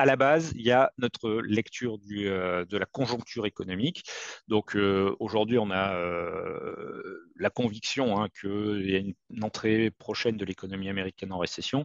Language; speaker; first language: French; native; French